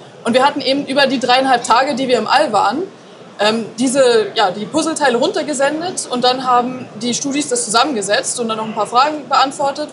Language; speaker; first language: German; native; German